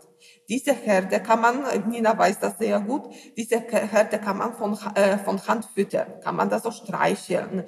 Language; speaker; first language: German; non-native, learner; Polish